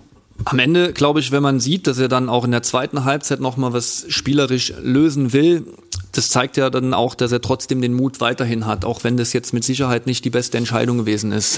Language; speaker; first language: German; native; German